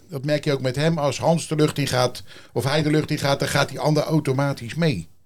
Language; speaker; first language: Dutch; native; Dutch